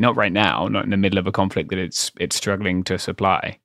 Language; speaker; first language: English; native; English